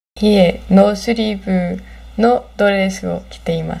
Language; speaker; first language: Japanese; non-native, learner; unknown